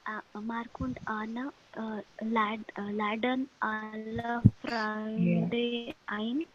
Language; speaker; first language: German; non-native, learner; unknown